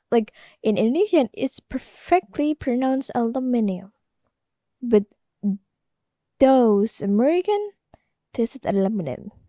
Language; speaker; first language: English; non-native, learner; Indonesian